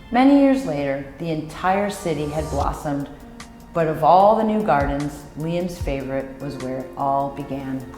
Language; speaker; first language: English; native; English